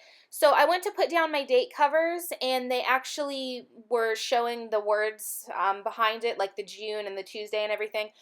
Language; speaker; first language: English; native; English